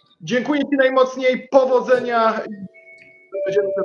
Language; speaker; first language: Polish; native; Polish